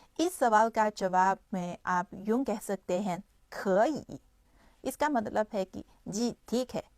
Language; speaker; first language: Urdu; non-native, fluent; Chinese